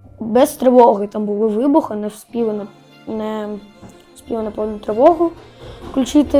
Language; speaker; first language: Ukrainian; non-native, local second language; Russian